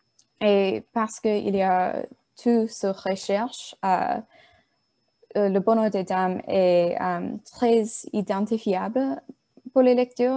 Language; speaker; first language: French; non-native, learner; English